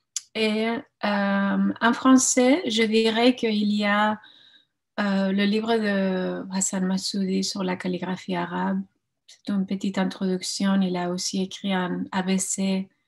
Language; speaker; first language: French; non-native, fluent; Spanish